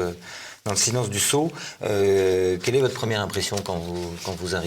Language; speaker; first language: French; native; French